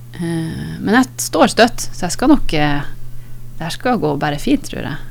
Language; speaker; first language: Norwegian; native; Norwegian